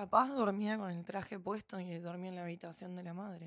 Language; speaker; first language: Spanish; native; Spanish